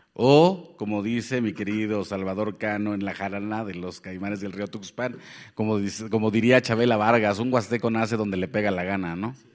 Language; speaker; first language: Spanish; non-native, local second language; Nahuatl languages